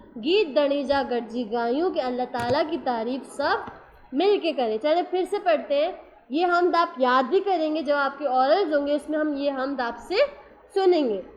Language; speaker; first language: Urdu; native; Urdu